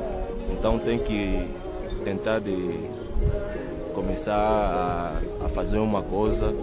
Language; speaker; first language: Portuguese; non-native, fluent; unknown